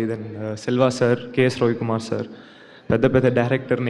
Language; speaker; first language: Telugu; non-native, learner; Tamil